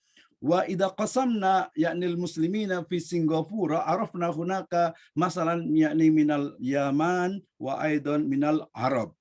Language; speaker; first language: Arabic; non-native, learner; Indonesian